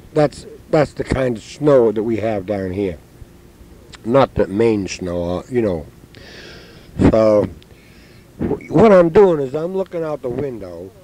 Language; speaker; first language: English; native; English